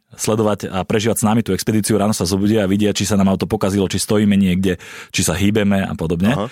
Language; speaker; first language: Slovak; native; Slovak